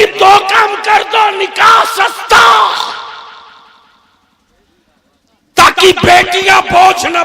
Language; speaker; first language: Urdu; native; Urdu